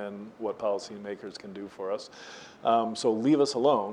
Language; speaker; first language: English; native; English